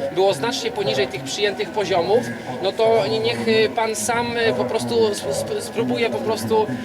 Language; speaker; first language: Polish; native; Polish